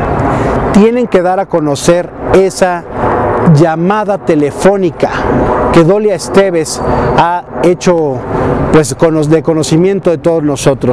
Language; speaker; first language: Spanish; native; Spanish